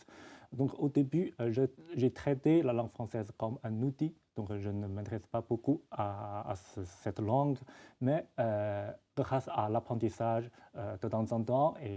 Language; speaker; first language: French; non-native, fluent; Chinese